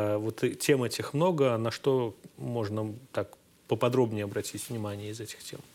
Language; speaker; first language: Russian; native; Russian